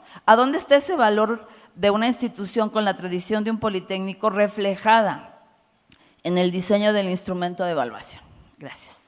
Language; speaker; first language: Spanish; native; Spanish